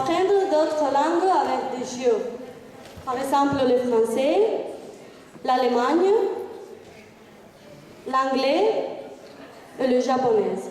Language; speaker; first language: French; non-native, learner; Spanish